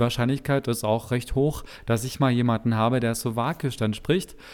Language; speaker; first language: German; native; German